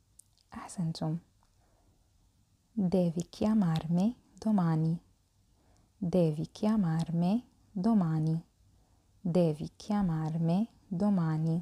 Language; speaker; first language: Italian; non-native, fluent; Arabic